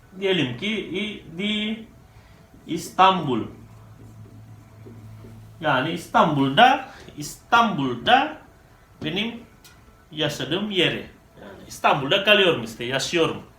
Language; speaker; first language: Turkish; non-native, fluent; Indonesian